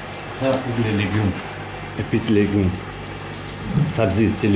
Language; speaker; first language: French; non-native, learner; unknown